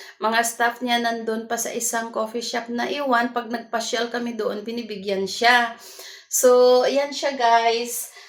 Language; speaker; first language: Filipino; non-native, local second language; Cebuano